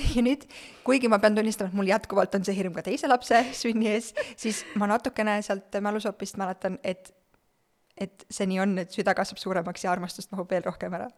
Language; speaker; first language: Estonian; native; Estonian